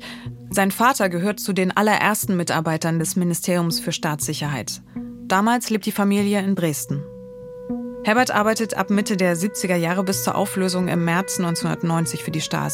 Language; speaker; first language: German; native; German